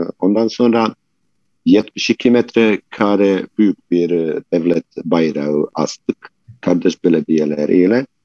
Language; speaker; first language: Turkish; non-native, fluent; Bosnian